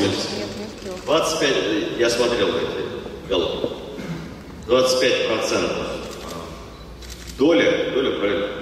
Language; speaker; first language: Russian; native; Russian